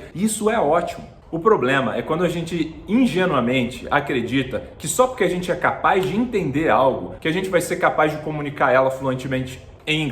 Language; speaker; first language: Portuguese; native; Portuguese